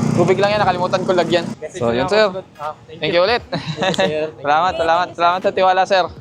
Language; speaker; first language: Filipino; non-native, local second language; Cebuano